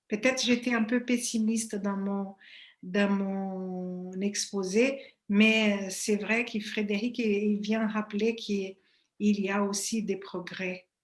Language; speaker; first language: French; non-native, fluent; Portuguese